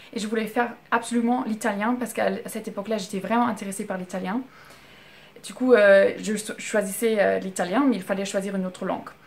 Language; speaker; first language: French; non-native, fluent; German